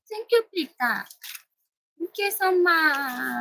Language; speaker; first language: English; non-native, learner; Japanese